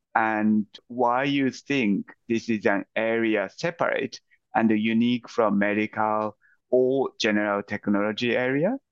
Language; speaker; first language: English; non-native, fluent; Japanese